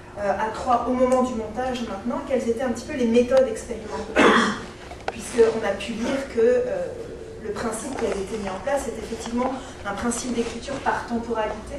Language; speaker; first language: French; native; French